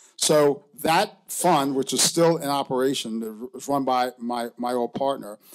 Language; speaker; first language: English; native; English